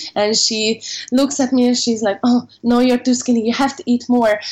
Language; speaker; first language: English; non-native, fluent; Hungarian